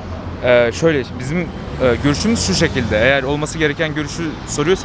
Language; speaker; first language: Turkish; native; Turkish